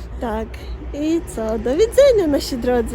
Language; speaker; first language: Polish; non-native, learner; Ukrainian